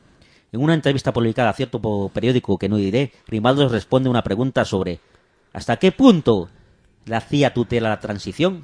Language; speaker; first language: Spanish; native; Spanish